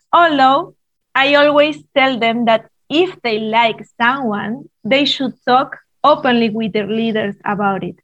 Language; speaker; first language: English; non-native, fluent; Spanish